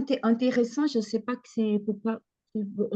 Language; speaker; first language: French; non-native, fluent; Portuguese